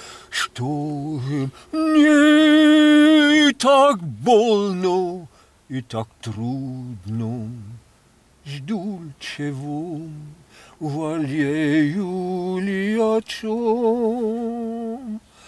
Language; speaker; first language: Russian; early bilingual, other home language; French